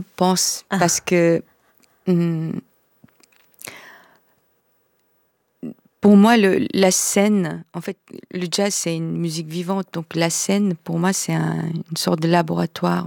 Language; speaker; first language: French; non-native, fluent; Korean